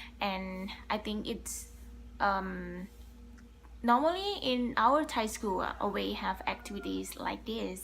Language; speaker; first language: English; non-native, learner; Thai